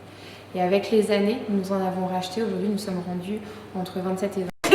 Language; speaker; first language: French; native; French